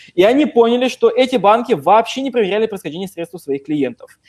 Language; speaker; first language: Russian; native; Russian